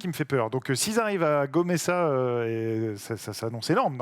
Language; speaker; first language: French; native; French